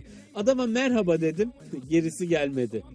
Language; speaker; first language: Turkish; native; Turkish